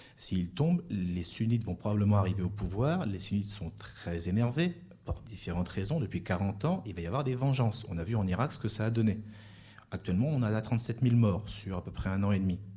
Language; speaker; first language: French; native; French